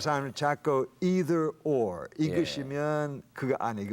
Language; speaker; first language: Korean; non-native, fluent; English